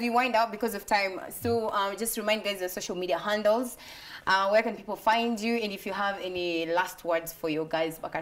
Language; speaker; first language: English; non-native, local second language; Swahili